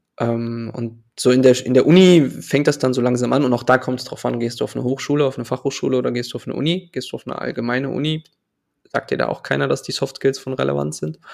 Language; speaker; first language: German; early bilingual, other home language; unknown